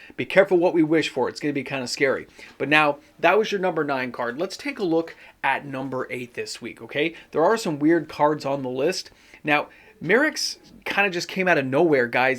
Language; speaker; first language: English; native; English